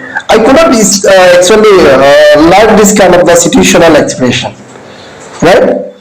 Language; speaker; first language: English; non-native, learner; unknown